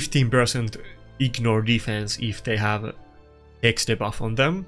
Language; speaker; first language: English; non-native, fluent; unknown